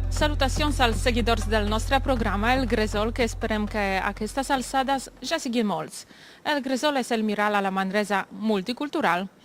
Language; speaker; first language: Catalan; non-native, fluent; Polish